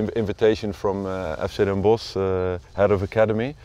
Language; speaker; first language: English; non-native, fluent; Dutch